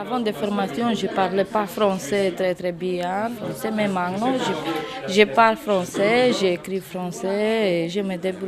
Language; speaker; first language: French; non-native, learner; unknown